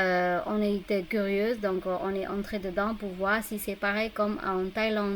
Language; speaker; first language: French; non-native, fluent; Burmese